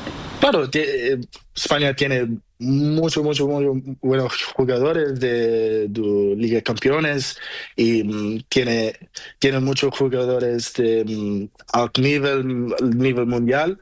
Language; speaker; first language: Spanish; non-native, learner; Portuguese